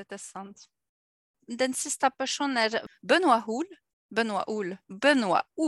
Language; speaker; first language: Swedish; non-native, fluent; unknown